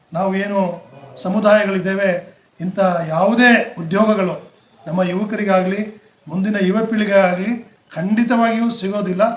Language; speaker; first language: Kannada; non-native, local second language; Lambadi